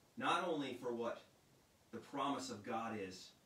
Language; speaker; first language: English; native; English